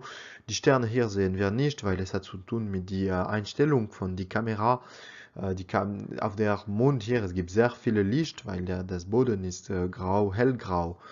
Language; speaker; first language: German; non-native, learner; French